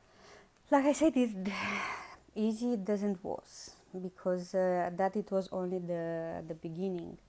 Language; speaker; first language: English; non-native, learner; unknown